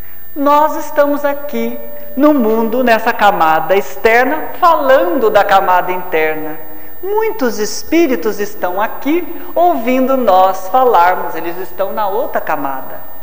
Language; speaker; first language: Portuguese; native; Portuguese